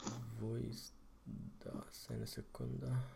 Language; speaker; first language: German; non-native, fluent; Romanian